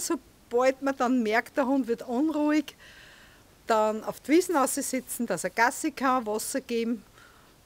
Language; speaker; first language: German; native; German